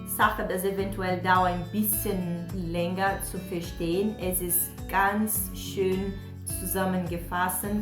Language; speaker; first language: German; non-native, learner; Portuguese